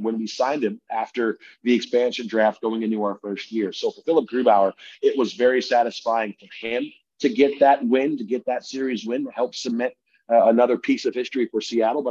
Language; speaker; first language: English; native; English